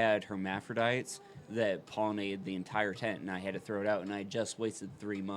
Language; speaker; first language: English; native; English